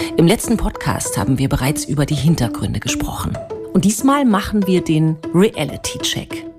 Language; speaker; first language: German; native; German